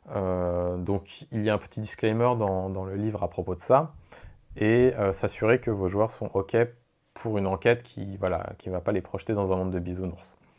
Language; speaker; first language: French; native; French